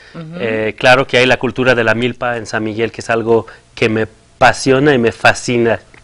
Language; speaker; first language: Spanish; non-native, fluent; French